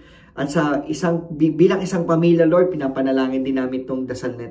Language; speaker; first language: Filipino; native; Filipino